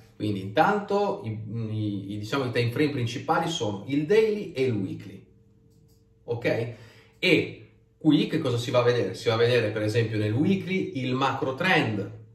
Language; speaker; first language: Italian; native; Italian